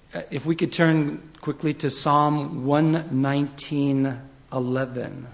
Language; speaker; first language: English; native; English